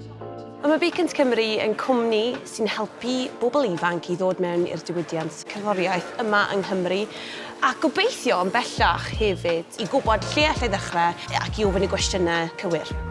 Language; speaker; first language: Welsh; non-native, local second language; English